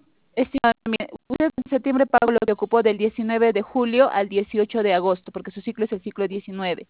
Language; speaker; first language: Spanish; native; Spanish